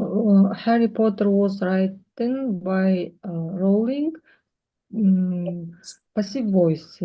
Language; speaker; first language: English; non-native, learner; Russian